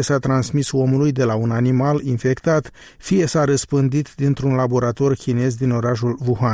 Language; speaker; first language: Romanian; native; Romanian